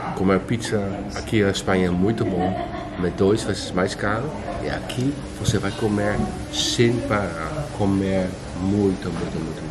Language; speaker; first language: Portuguese; non-native, learner; Dutch